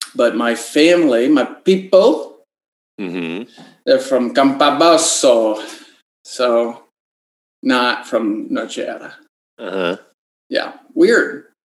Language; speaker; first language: English; native; English